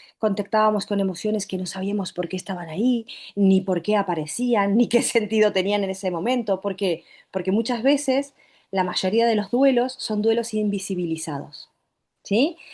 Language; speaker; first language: Spanish; native; Spanish